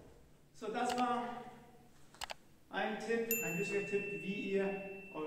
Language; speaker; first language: German; non-native, fluent; Hebrew